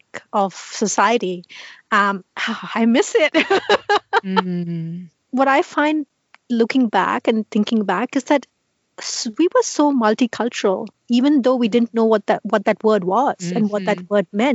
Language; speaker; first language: English; non-native, local second language; Tamil